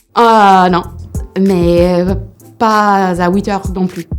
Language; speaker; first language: French; non-native, fluent; English